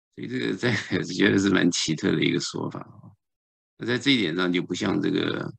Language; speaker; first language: Chinese; native; Chinese